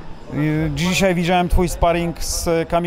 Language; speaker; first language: Polish; native; Polish